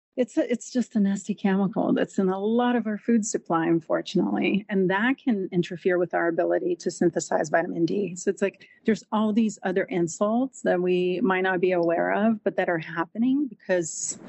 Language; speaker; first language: English; non-native, fluent; Portuguese